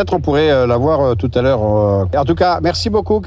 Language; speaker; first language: French; native; French